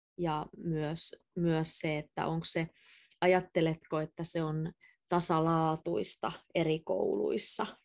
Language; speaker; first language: Finnish; native; Finnish